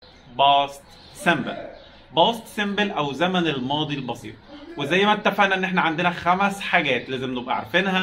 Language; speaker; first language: Arabic; native; Arabic